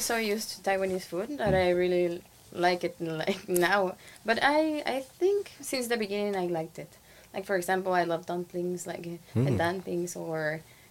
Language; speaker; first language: English; non-native, fluent; Spanish